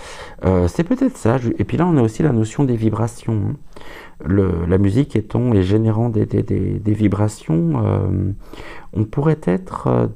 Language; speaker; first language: French; native; French